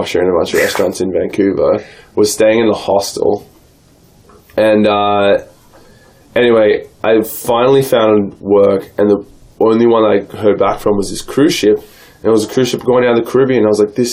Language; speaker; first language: English; native; English